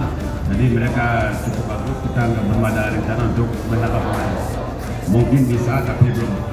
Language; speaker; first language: Indonesian; non-native, fluent; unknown